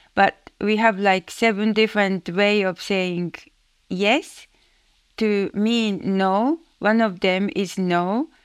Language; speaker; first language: English; non-native, fluent; Japanese